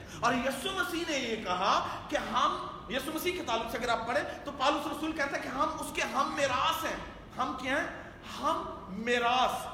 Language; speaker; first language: Urdu; non-native, local second language; Punjabi